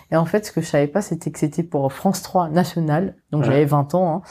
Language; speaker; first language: French; non-native, local second language; Morisyen